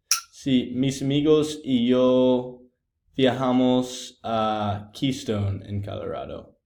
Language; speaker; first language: Spanish; non-native, learner; English